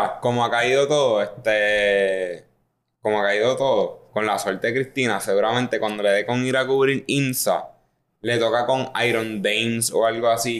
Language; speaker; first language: Spanish; native; Spanish